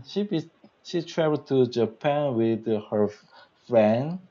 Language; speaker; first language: English; non-native, learner; Korean